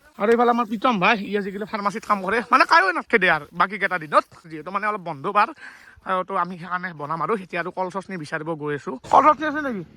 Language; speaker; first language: Assamese; native; Assamese